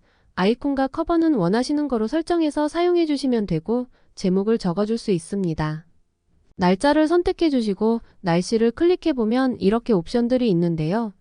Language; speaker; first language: Korean; native; Korean